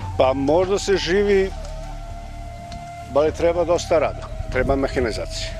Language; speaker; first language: Serbian; native; Serbian